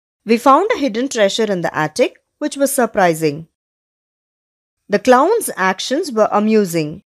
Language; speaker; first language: English; non-native, local second language; Tamil